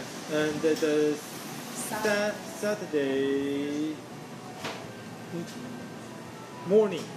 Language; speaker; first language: English; non-native, learner; Chinese